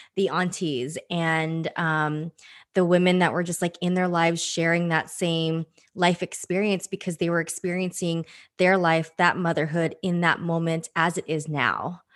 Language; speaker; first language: English; early bilingual, other home language; Filipino